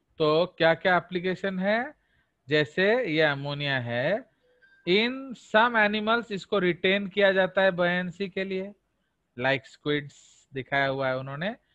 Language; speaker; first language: Hindi; non-native, local second language; Odia